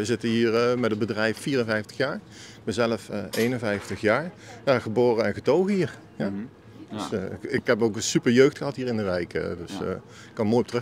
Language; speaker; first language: Dutch; native; Dutch